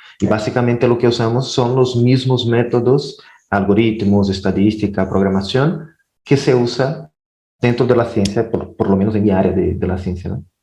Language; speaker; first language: Spanish; non-native, fluent; Portuguese